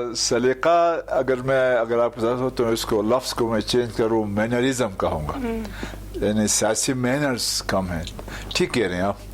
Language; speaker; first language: Urdu; non-native, local second language; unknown